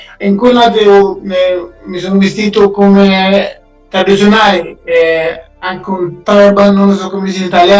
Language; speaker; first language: Italian; non-native, learner; Persian